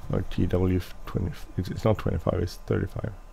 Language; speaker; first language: English; non-native, fluent; Swedish